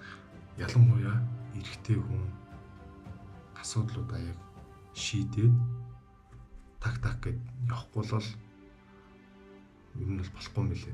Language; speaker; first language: Mongolian; native; Mongolian